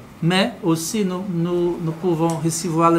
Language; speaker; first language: French; non-native, learner; Portuguese